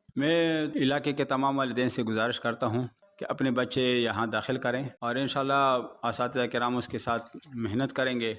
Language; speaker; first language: Urdu; non-native, local second language; Pashto